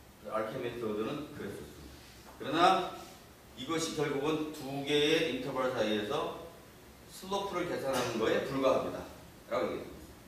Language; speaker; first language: Korean; native; Korean